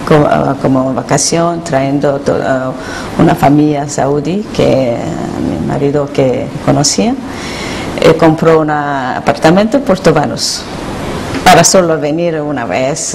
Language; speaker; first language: Spanish; non-native, learner; Korean